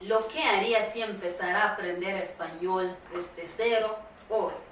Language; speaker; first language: Spanish; non-native, fluent; Swahili